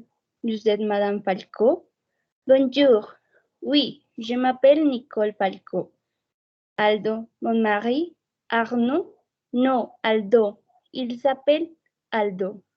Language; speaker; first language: French; non-native, fluent; Spanish